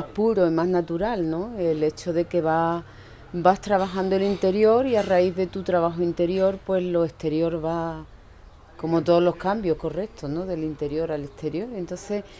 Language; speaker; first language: Spanish; native; Spanish